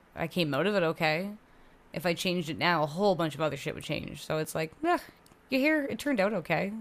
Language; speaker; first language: English; native; English